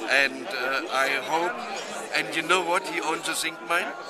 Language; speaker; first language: English; non-native, fluent; German